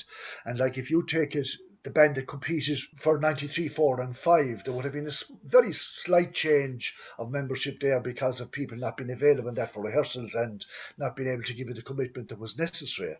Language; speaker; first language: English; native; English